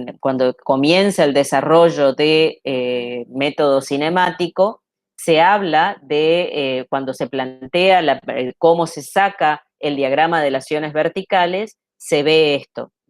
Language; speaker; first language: Spanish; native; Spanish